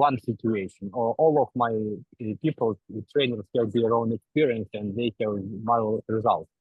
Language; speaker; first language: English; non-native, learner; Ukrainian